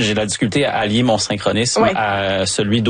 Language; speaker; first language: French; native; French